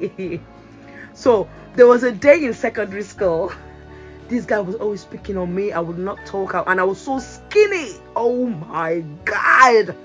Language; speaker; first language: English; non-native, local second language; Yoruba